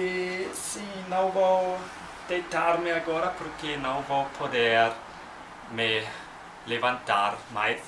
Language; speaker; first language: Portuguese; non-native, fluent; German